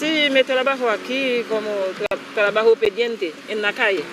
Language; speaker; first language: Spanish; non-native, learner; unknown